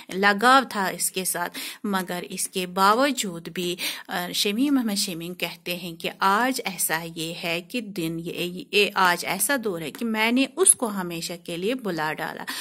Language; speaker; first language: Urdu; non-native, local second language; Kashmiri